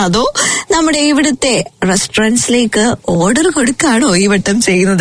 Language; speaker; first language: Malayalam; native; Malayalam